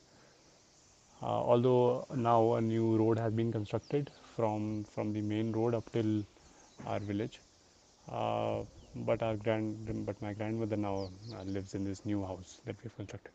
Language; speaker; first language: English; non-native, local second language; Hindi